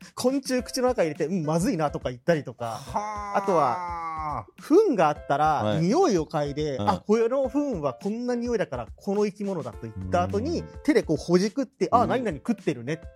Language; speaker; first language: Japanese; native; Japanese